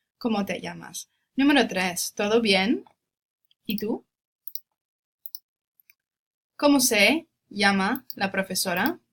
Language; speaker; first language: Spanish; non-native, fluent; English